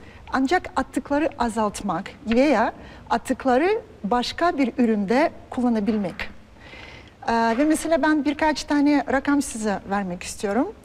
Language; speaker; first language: Turkish; non-native, fluent; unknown